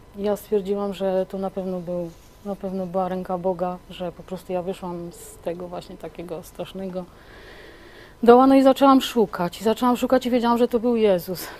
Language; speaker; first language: Polish; native; Polish